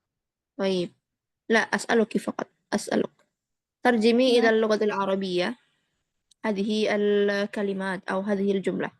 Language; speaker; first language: Arabic; non-native, fluent; Indonesian